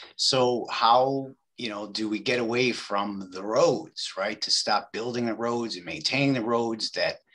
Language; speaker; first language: English; native; English